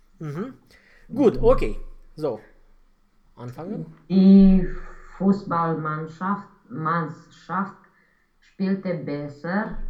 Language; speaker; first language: German; non-native, learner; Romanian